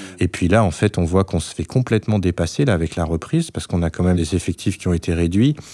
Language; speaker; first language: French; native; French